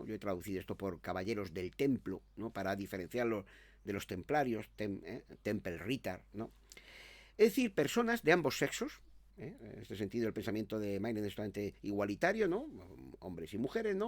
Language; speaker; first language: Spanish; native; Spanish